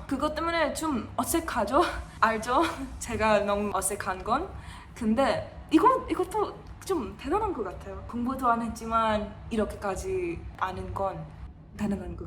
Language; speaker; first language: Korean; non-native, learner; English